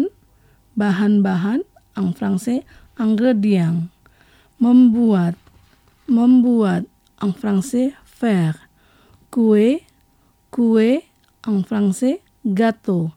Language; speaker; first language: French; non-native, local second language; Indonesian